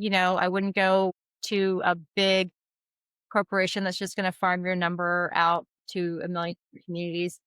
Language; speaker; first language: English; native; English